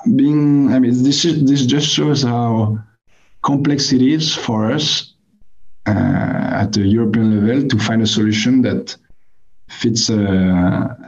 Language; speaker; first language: English; non-native, fluent; French